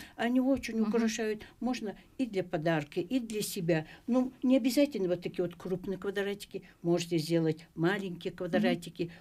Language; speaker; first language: Russian; native; Russian